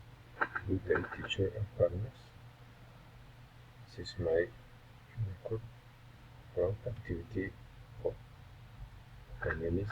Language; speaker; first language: English; non-native, learner; Spanish